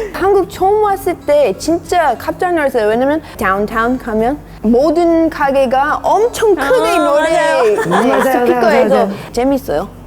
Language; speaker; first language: Korean; non-native, learner; English